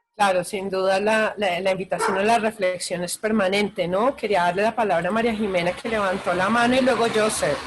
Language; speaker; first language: Spanish; native; Spanish